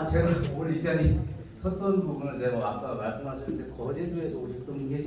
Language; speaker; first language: Korean; native; Korean